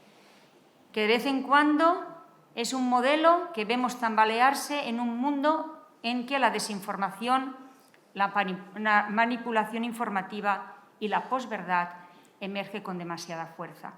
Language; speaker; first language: Spanish; native; Spanish